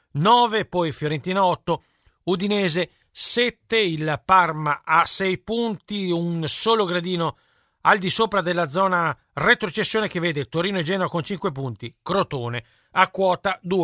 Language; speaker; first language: Italian; native; Italian